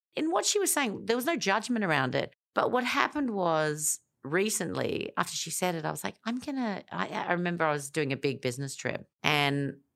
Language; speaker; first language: English; native; English